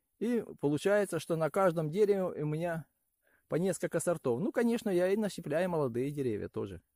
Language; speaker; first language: Russian; non-native, local second language; Ukrainian